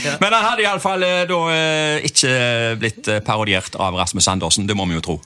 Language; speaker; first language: Norwegian; native; Norwegian